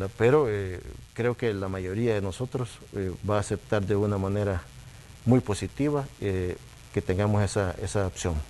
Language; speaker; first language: Spanish; native; Spanish